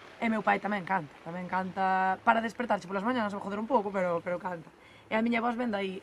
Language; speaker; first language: Galician; native; Galician